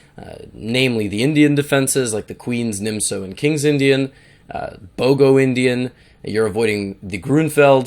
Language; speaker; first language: English; native; English